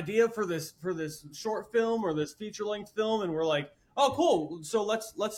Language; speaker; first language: English; native; English